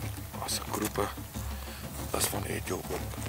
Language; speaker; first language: Hungarian; non-native, learner; Afrikaans